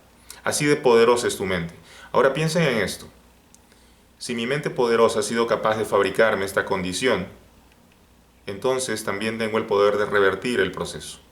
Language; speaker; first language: Spanish; native; Spanish